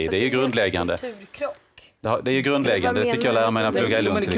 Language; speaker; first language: Swedish; native; Swedish